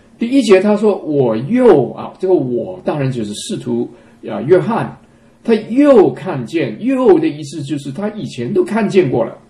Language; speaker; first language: Chinese; non-native, local second language; Cantonese